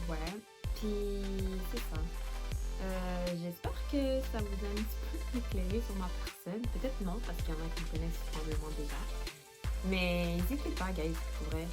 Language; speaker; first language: French; native; French